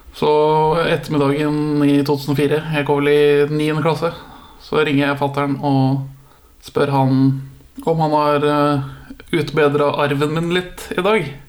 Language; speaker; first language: Norwegian; native; Norwegian